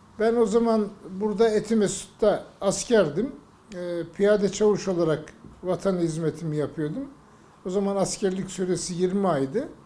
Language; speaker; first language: Turkish; native; Turkish